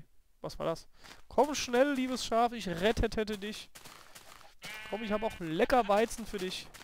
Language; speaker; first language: German; native; German